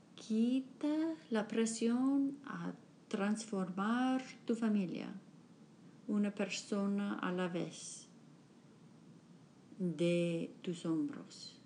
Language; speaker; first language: Spanish; non-native, learner; English